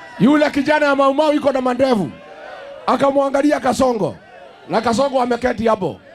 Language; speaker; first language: Swahili; non-native, local second language; Kikuyu